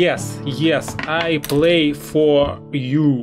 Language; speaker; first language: English; non-native, learner; Russian